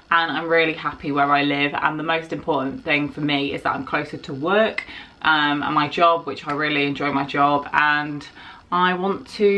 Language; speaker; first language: English; native; English